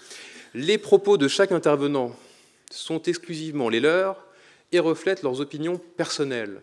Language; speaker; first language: French; native; French